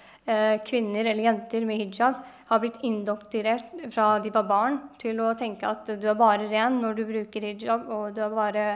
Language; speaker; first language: Norwegian; early bilingual, other home language; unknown